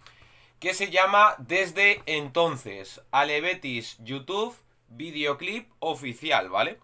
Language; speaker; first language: Spanish; native; Spanish